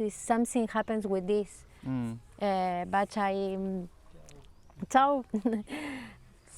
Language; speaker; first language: English; non-native, learner; Spanish